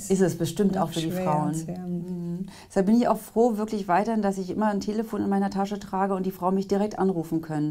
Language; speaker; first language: German; native; German